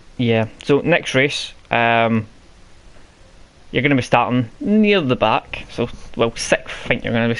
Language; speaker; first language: English; native; English